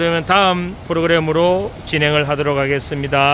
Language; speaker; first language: Korean; native; Korean